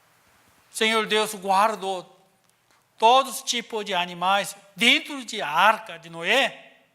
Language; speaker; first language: Portuguese; non-native, learner; Korean